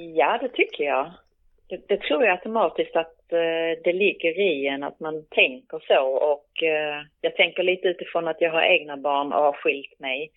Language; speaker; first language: Swedish; native; Swedish